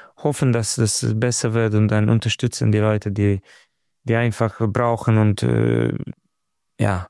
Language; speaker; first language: German; non-native, learner; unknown